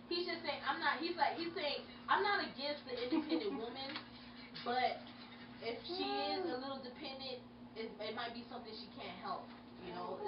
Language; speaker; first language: English; early bilingual, other home language; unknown